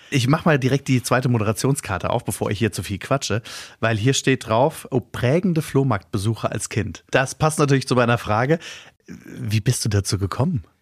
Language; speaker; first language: German; native; German